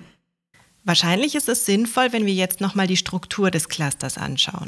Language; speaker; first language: German; native; German